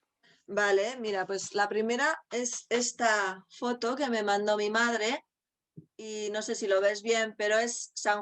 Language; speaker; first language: Spanish; non-native, local second language; Basque